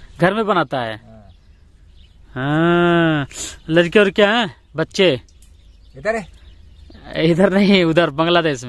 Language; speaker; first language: Hindi; native; Hindi